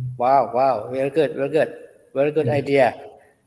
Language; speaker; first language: English; non-native, learner; Thai